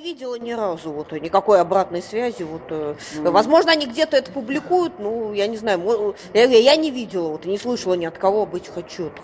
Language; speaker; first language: Russian; native; Russian